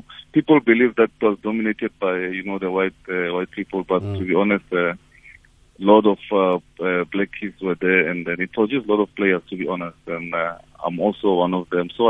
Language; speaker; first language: English; non-native, local second language; Tswana